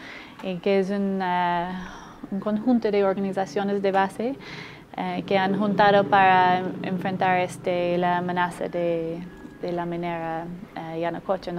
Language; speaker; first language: Spanish; non-native, fluent; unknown